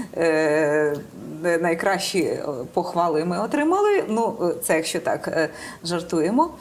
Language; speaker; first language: Ukrainian; native; Ukrainian